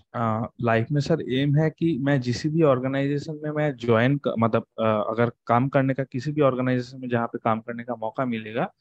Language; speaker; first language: Hindi; non-native, local second language; Bangla